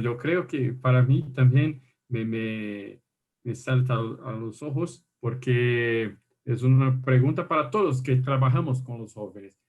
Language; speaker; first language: Spanish; non-native, fluent; Portuguese